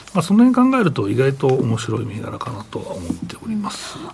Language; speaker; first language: Japanese; native; Japanese